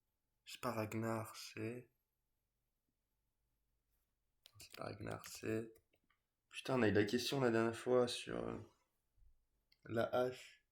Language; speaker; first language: French; native; French